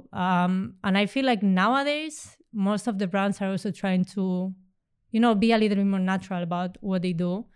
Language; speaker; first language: English; non-native, fluent; Spanish